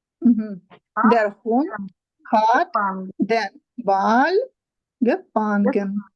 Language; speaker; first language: German; non-native, learner; Ukrainian